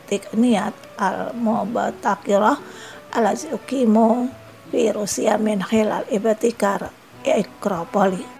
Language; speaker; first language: Arabic; non-native, fluent; Indonesian